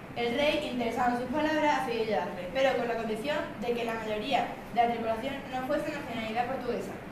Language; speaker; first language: Spanish; native; Spanish